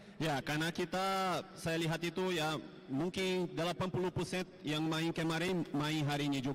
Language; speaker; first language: Indonesian; non-native, fluent; Portuguese